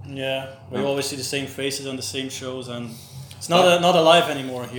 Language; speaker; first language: English; non-native, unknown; Dutch